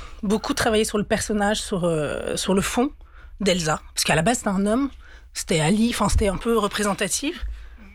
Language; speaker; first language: French; native; French